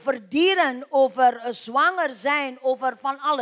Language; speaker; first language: Dutch; non-native, learner; Indonesian